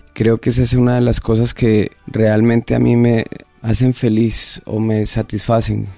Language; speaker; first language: Spanish; native; Spanish